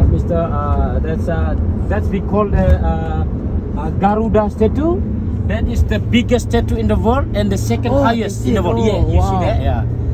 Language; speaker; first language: English; non-native, learner; Indonesian